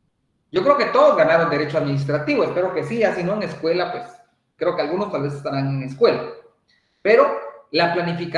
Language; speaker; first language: Spanish; native; Spanish